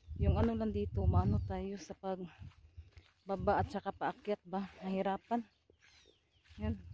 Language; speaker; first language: Filipino; non-native, local second language; Cebuano